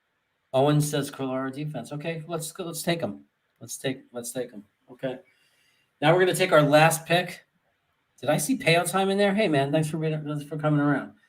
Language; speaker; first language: English; native; English